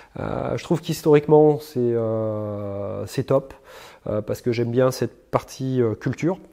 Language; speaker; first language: French; native; French